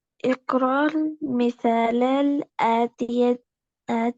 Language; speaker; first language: Arabic; non-native, learner; Urdu